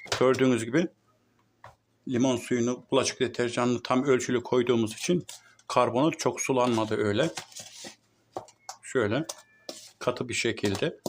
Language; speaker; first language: Turkish; native; Turkish